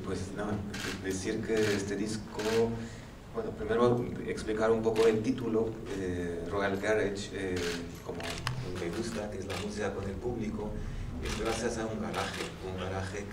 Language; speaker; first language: Spanish; non-native, fluent; Armenian